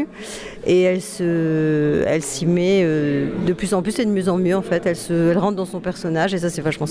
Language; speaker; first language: French; native; French